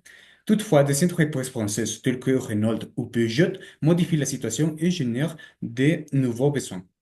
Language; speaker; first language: French; non-native, learner; Spanish